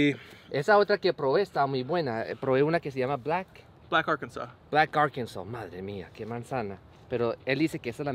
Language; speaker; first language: Spanish; native; Spanish